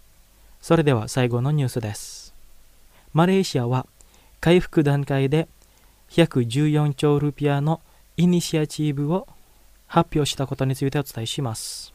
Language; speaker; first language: Japanese; non-native, fluent; Indonesian